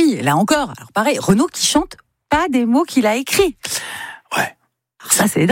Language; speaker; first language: French; native; French